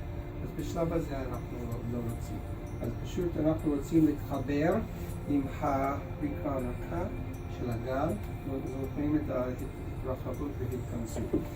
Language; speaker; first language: Hebrew; non-native, fluent; English